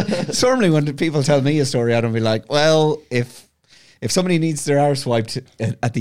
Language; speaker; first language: English; native; English